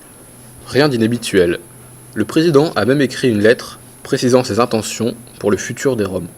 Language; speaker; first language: French; native; French